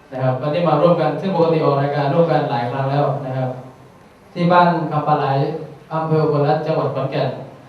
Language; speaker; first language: Thai; native; Thai